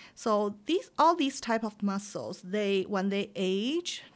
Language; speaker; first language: English; non-native, fluent; Chinese